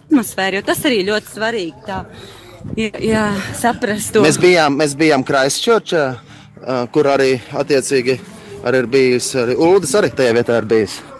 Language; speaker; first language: Latvian; native; Latvian